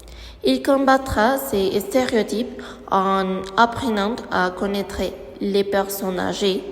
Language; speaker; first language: French; non-native, learner; Spanish